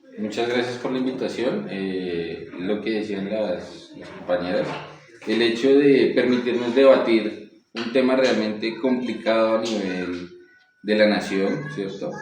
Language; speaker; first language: Spanish; native; Spanish